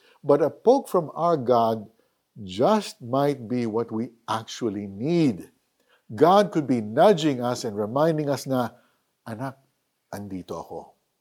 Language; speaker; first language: English; non-native, local second language; Filipino